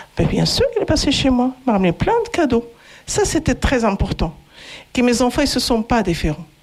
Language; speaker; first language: French; non-native, local second language; Arabic